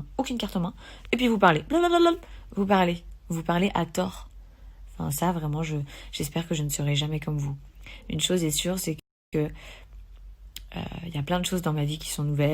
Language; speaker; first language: French; native; French